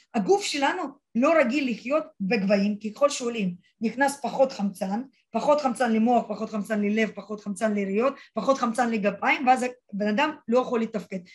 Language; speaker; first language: Hebrew; non-native, fluent; Russian